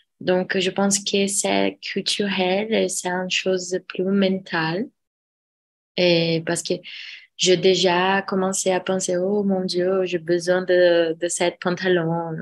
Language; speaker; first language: French; non-native, learner; Portuguese